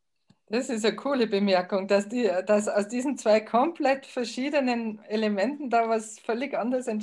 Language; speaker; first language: German; native; German